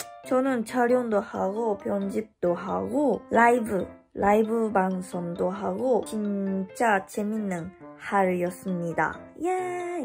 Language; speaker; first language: Korean; non-native, learner; Japanese